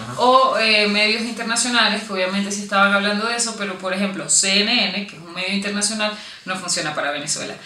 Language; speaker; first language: Spanish; native; Spanish